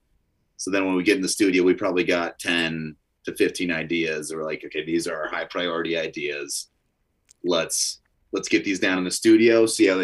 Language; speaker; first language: English; native; English